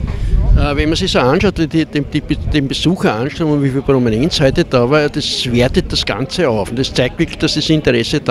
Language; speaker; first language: German; native; German